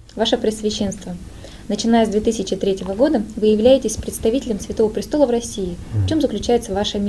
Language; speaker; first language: Russian; native; Russian